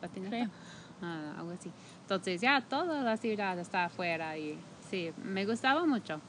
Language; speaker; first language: Spanish; non-native, fluent; English